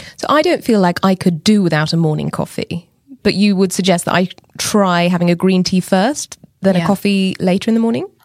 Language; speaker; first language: English; native; English